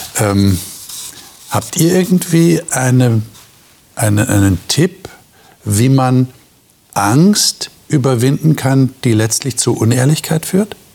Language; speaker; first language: German; native; German